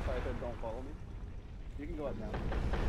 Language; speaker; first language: English; native; English